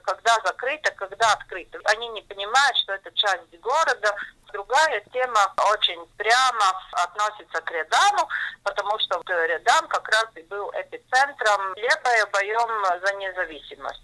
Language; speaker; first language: Russian; non-native, local second language; Latvian